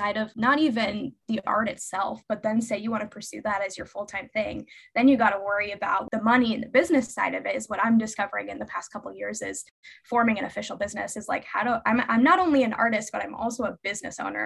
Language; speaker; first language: English; native; English